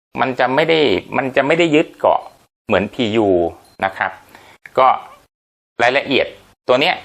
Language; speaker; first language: Thai; native; Thai